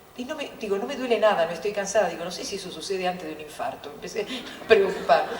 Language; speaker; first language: Spanish; non-native, fluent; Italian